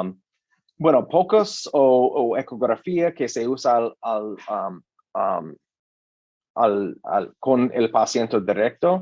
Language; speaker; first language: Spanish; non-native, learner; English